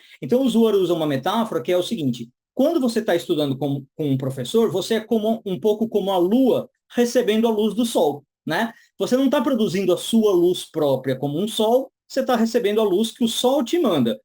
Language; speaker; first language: Portuguese; native; Portuguese